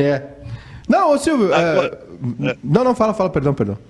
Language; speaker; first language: Portuguese; native; Portuguese